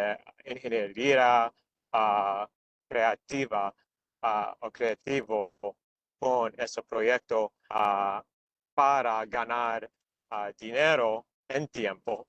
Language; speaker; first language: Spanish; non-native, learner; Portuguese